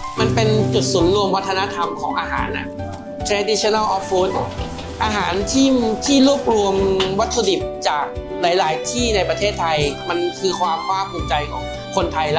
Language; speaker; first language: Thai; native; Thai